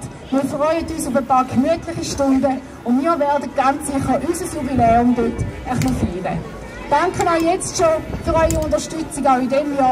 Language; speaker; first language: German; native; German